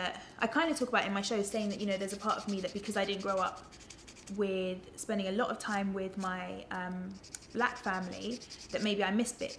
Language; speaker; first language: English; native; English